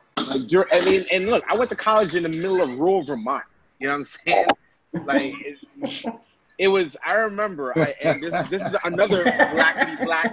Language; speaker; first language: English; native; English